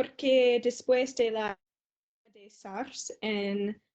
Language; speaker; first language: Spanish; non-native, learner; English